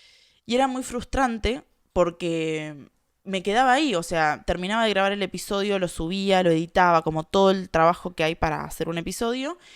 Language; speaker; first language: Spanish; native; Spanish